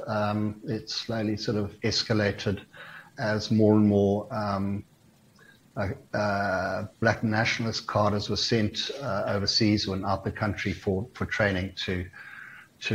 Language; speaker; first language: English; native; English